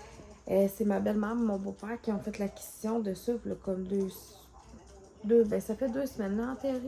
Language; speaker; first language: French; native; French